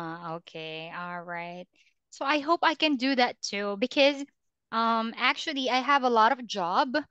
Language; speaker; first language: English; non-native, fluent; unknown